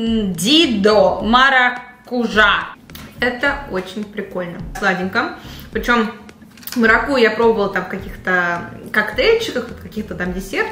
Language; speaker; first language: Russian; native; Russian